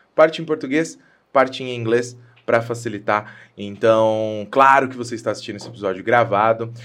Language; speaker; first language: Portuguese; native; Portuguese